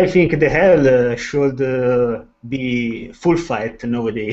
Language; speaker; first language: English; non-native, learner; Italian